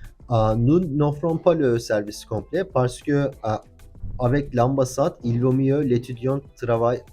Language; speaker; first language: French; non-native, learner; Turkish